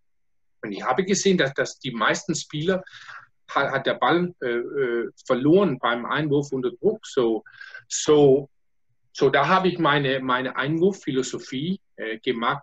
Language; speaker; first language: German; non-native, learner; Danish